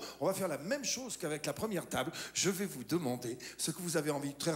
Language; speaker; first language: French; native; French